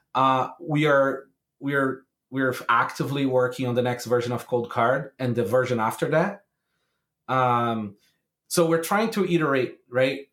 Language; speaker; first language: English; non-native, fluent; Portuguese